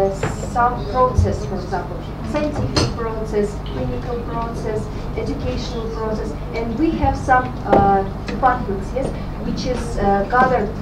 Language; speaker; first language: English; non-native, fluent; Russian